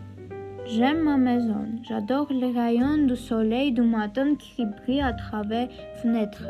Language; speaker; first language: French; non-native, learner; Armenian